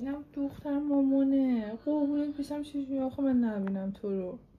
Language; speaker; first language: Persian; native; Persian